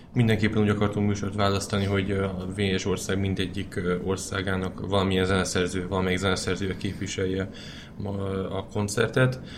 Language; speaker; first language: Hungarian; native; Hungarian